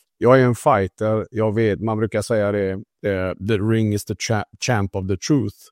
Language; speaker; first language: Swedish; early bilingual, other home language; Italian